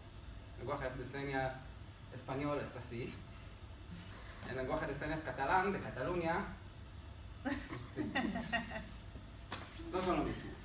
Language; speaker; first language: Spanish; non-native, learner; Hebrew